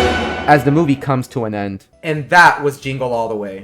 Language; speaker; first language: English; native; English